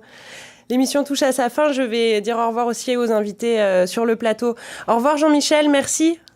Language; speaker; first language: French; native; French